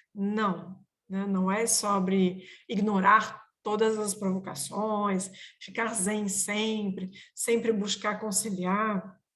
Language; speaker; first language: Portuguese; non-native, fluent; French